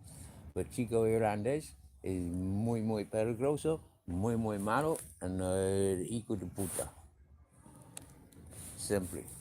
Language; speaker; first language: Spanish; non-native, learner; English